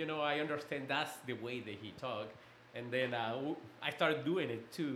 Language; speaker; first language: English; non-native, fluent; Spanish